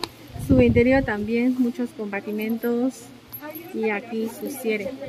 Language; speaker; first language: Spanish; non-native, learner; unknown